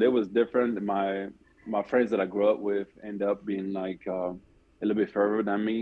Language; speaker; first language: English; non-native, fluent; French